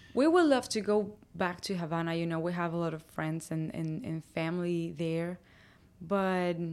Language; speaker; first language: English; non-native, fluent; Spanish